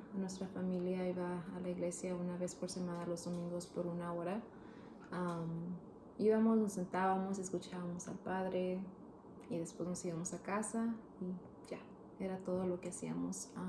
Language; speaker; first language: Spanish; early bilingual, heritage; Spanish